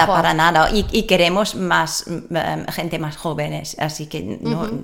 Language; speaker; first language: Spanish; non-native, learner; English